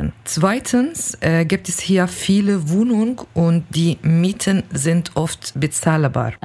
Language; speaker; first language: German; non-native, learner; Kurdish